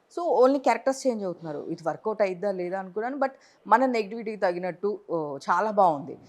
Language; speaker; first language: Telugu; native; Telugu